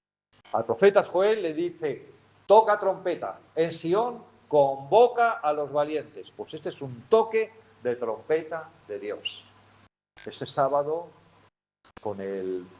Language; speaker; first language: Spanish; native; Spanish